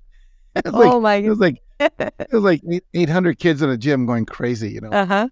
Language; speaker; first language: English; native; English